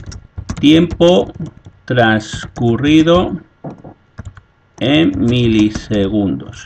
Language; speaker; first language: Spanish; native; Spanish